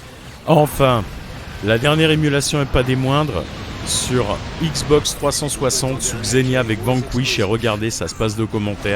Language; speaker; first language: French; native; French